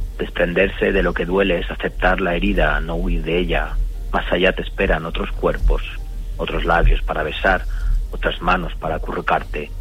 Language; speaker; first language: Spanish; early bilingual, other home language; Romanian